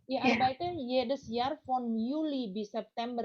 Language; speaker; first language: German; non-native, learner; Indonesian